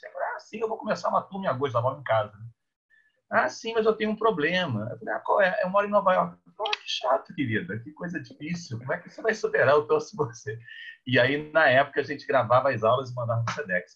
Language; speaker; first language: Portuguese; native; Portuguese